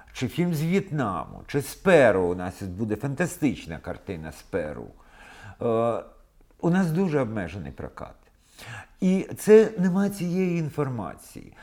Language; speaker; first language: Ukrainian; non-native, local second language; Russian